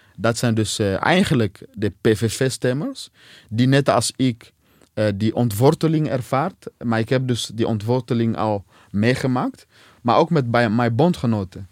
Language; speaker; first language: Dutch; non-native, fluent; Swahili